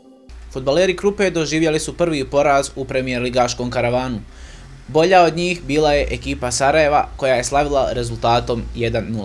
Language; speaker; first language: Serbian; native; Serbian